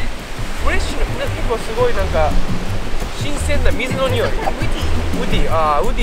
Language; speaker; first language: Japanese; native; Japanese